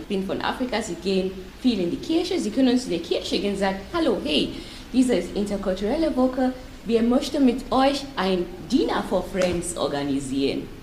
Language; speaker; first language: German; non-native, fluent; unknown